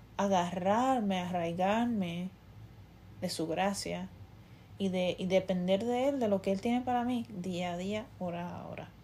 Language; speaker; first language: Spanish; early bilingual, heritage; Spanish